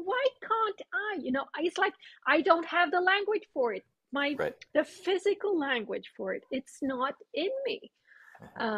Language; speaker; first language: English; non-native, fluent; Swedish